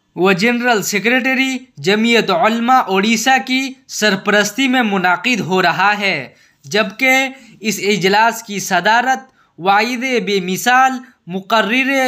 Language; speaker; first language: Urdu; native; Urdu